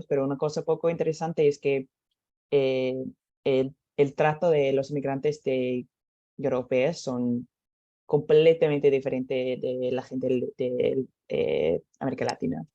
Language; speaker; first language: Spanish; non-native, learner; English